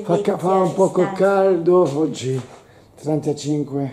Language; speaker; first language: Italian; non-native, learner; French